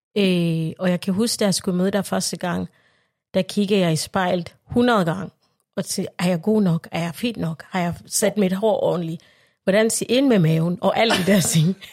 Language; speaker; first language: Danish; non-native, fluent; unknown